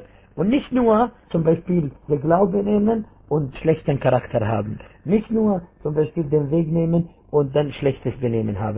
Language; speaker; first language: German; non-native, fluent; Arabic